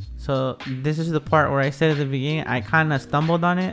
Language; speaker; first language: English; early bilingual, other home language; Spanish